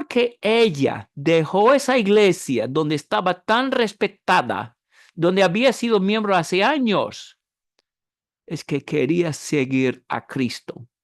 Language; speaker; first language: Spanish; non-native, fluent; English